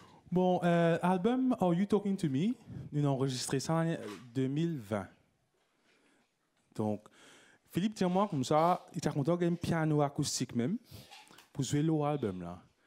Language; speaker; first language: French; non-native, local second language; Morisyen